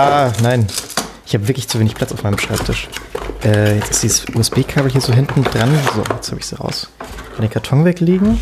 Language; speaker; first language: German; native; German